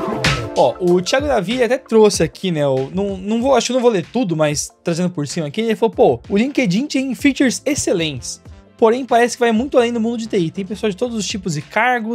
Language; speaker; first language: Portuguese; native; Portuguese